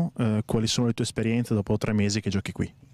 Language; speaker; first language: Italian; native; Italian